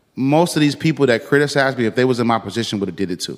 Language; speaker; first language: English; native; English